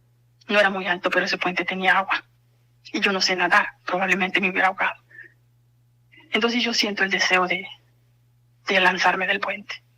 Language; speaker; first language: Spanish; native; Spanish